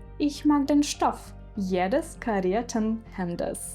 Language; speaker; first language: German; non-native, fluent; Ukrainian